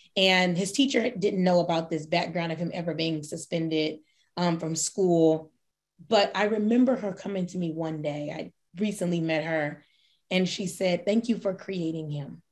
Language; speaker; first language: English; native; English